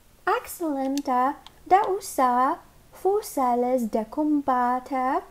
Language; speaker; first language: Spanish; non-native, learner; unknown